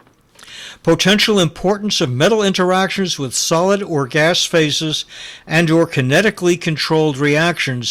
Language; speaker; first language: English; native; English